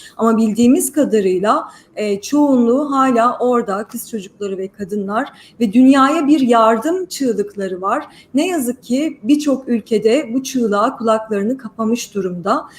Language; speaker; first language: Turkish; native; Turkish